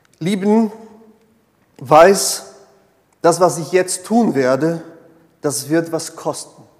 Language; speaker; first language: German; non-native, fluent; Portuguese